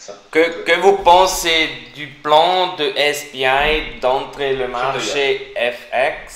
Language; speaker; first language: French; non-native, learner; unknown